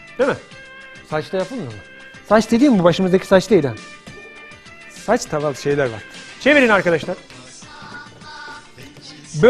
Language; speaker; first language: Turkish; native; Turkish